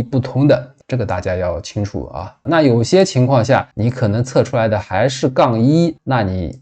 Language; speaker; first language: Chinese; native; Chinese